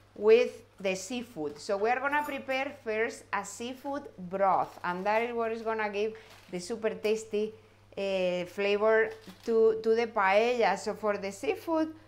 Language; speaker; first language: English; non-native, fluent; Spanish